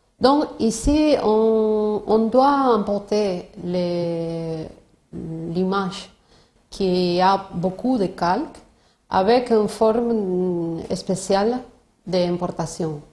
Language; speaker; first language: French; non-native, learner; Spanish